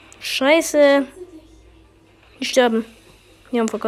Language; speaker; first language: German; native; German